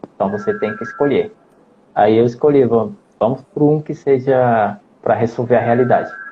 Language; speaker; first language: Portuguese; non-native, fluent; Spanish